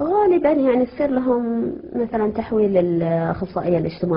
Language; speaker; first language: Arabic; native; Arabic